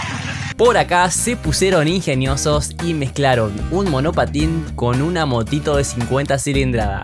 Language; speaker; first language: Spanish; native; Spanish